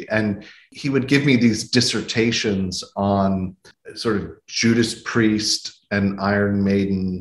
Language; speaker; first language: English; native; English